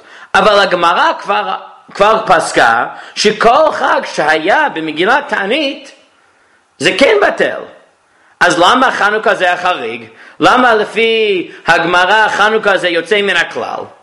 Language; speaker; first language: Hebrew; non-native, fluent; English